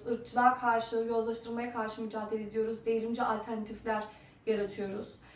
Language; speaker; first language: Turkish; early bilingual, heritage; Turkish